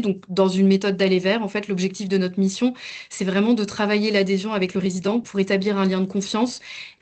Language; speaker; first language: French; native; French